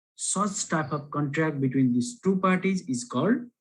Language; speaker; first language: English; non-native, local second language; Nepali